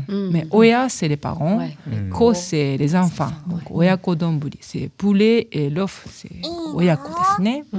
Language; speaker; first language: French; non-native, fluent; Japanese